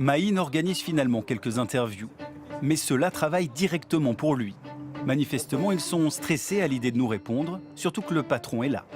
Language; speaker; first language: French; native; French